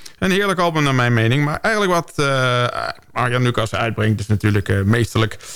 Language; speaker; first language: Dutch; native; Dutch